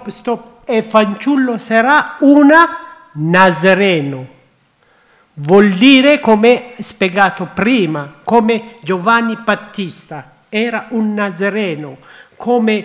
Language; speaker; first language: Italian; non-native, learner; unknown